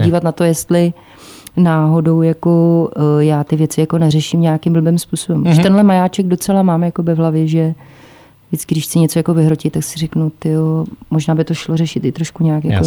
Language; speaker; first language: Czech; native; Czech